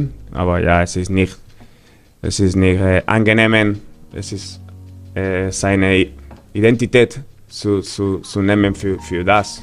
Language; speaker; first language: German; non-native, fluent; Spanish